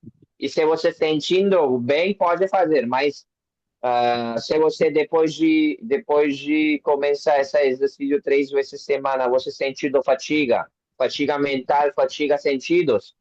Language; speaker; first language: Portuguese; non-native, learner; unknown